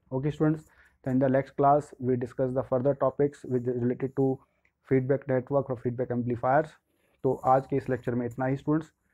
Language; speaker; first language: Hindi; native; Hindi